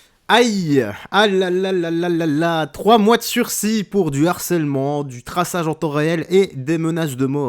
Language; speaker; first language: French; native; French